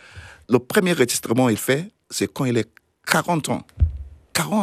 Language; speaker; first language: French; non-native, learner; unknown